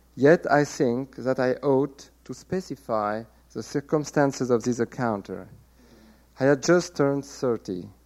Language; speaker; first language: English; non-native, fluent; French